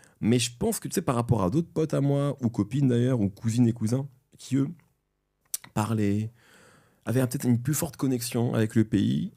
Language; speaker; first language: French; native; French